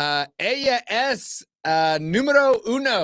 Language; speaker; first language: Spanish; non-native, learner; English